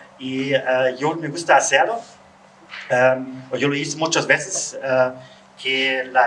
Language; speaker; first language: Spanish; non-native, learner; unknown